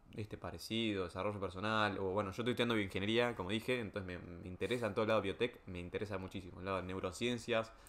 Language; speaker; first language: Spanish; native; Spanish